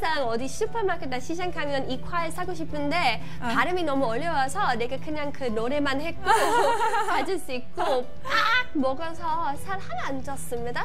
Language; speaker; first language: Korean; non-native, learner; English